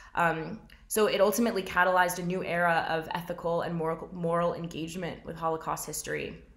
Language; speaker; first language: English; native; English